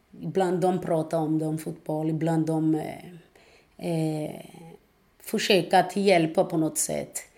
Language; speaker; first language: Swedish; non-native, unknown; Portuguese